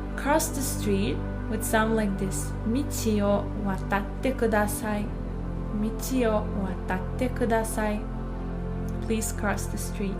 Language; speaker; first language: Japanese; non-native, fluent; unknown